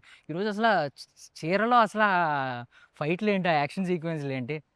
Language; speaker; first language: Telugu; native; Telugu